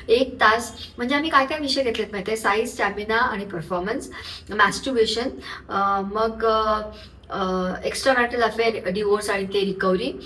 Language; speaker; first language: Marathi; non-native, local second language; Urdu